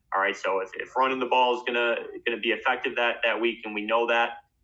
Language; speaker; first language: English; native; English